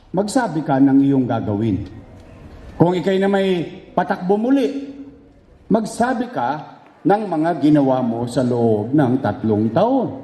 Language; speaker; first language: Filipino; native; Filipino